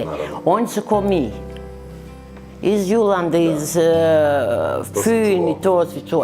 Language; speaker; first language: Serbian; early bilingual, other home language; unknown